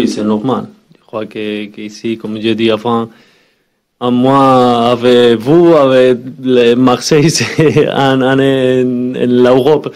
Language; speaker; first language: French; non-native, learner; Spanish